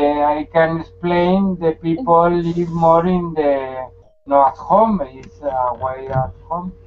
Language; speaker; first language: English; non-native, learner; Spanish